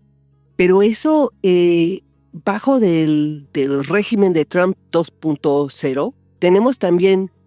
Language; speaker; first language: Spanish; non-native, fluent; English